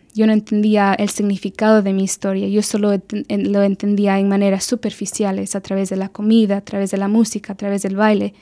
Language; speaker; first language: Spanish; early bilingual, heritage; Spanish